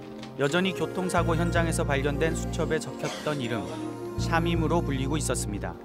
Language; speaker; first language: Korean; native; Korean